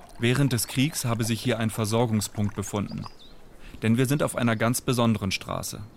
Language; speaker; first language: German; native; German